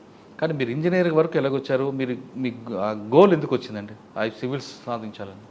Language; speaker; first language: Telugu; native; Telugu